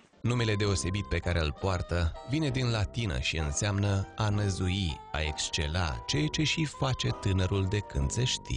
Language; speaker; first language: Romanian; native; Romanian